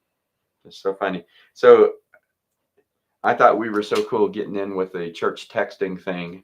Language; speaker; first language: English; native; English